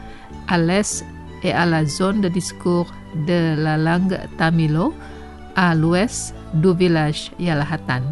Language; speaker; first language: French; non-native, fluent; Indonesian